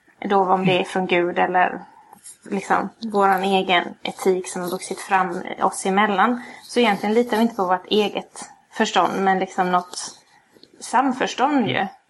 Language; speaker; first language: Swedish; native; Swedish